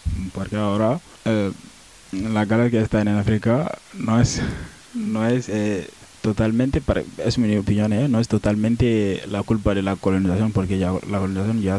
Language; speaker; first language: Spanish; non-native, learner; Wolof